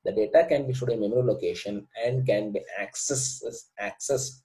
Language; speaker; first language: English; non-native, local second language; Kannada